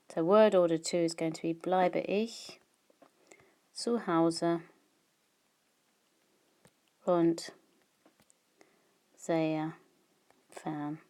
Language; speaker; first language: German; non-native, fluent; English